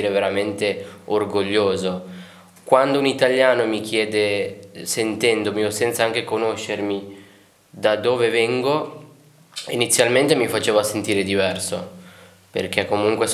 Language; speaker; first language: Italian; early bilingual, other home language; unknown